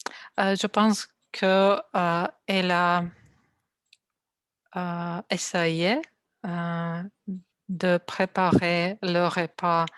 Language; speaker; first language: French; non-native, learner; Russian